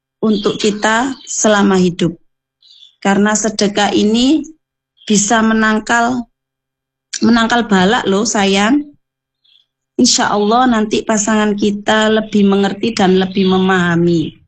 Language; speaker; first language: Indonesian; non-native, local second language; Javanese